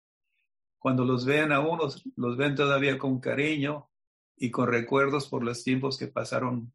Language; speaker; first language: Spanish; native; Spanish